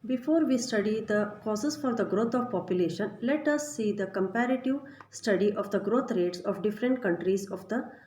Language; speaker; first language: English; non-native, local second language; Kannada